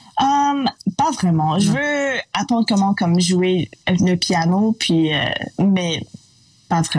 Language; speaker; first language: French; non-native, local second language; English